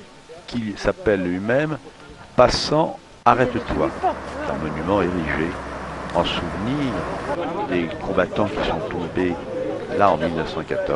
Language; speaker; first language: French; native; French